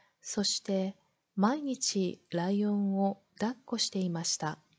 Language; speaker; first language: Japanese; non-native, learner; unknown